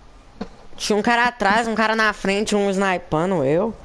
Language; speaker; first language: Portuguese; native; Portuguese